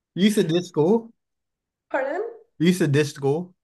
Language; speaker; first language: English; native; English